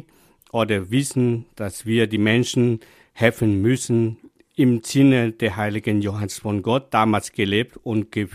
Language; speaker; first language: German; non-native, fluent; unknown